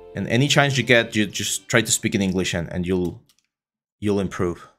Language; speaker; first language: English; non-native, fluent; Spanish